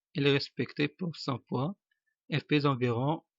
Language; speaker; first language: French; non-native, local second language; Arabic